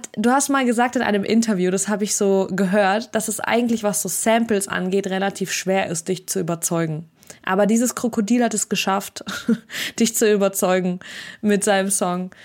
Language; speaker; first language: German; early bilingual, other home language; Russian